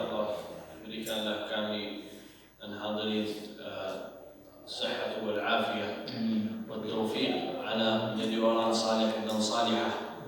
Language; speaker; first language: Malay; non-native, learner; Arabic